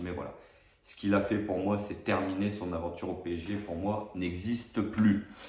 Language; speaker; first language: French; native; French